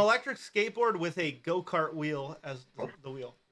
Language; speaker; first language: English; native; English